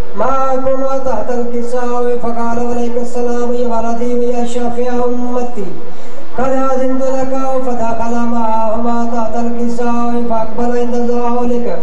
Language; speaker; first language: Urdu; non-native, local second language; Punjabi